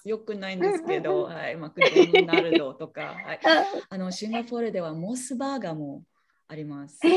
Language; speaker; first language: Japanese; non-native, learner; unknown